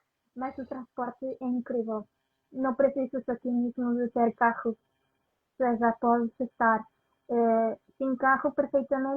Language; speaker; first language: Portuguese; non-native, fluent; Spanish